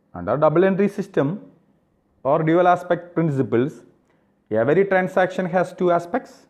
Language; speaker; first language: English; non-native, local second language; Malayalam